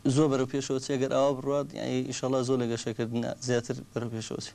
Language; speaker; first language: Central Kurdish; native; Central Kurdish